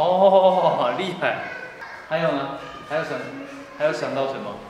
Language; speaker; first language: Chinese; non-native, fluent; Japanese